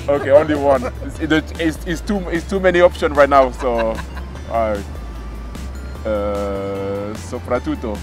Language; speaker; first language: English; non-native, fluent; French